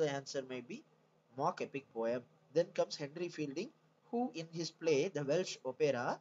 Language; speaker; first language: English; non-native, local second language; Tamil